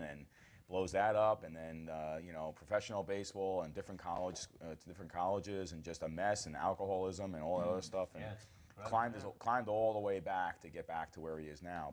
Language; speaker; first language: English; native; English